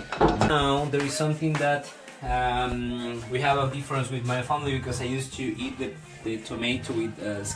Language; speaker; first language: English; non-native, fluent; Spanish